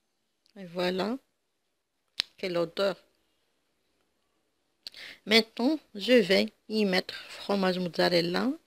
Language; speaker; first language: French; non-native, local second language; Arabic